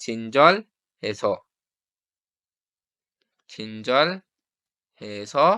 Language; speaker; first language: Korean; non-native, fluent; Urdu